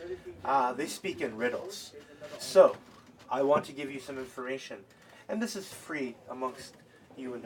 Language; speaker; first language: English; native; English